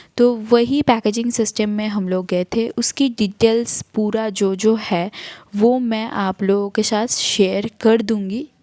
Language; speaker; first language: Hindi; non-native, local second language; Bangla